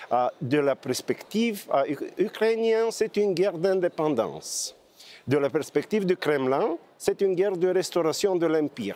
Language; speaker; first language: French; non-native, fluent; Bulgarian